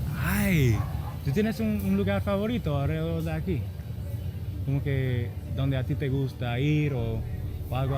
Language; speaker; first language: Spanish; non-native, learner; English